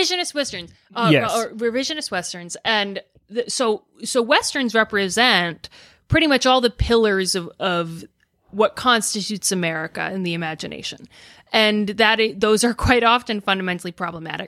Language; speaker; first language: English; native; English